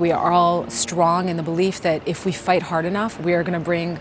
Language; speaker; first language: English; native; English